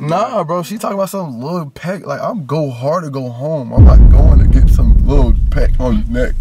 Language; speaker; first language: English; native; English